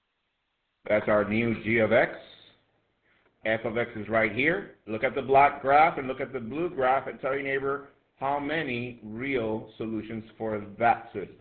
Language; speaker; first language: English; native; English